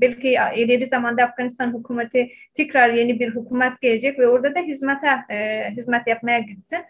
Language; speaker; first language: Turkish; non-native, fluent; Persian